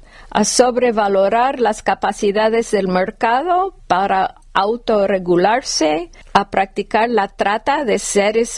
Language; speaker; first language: Spanish; non-native, fluent; English